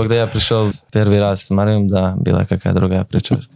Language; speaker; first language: Russian; non-native, learner; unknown